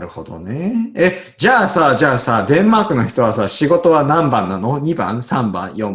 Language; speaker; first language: Japanese; native; Japanese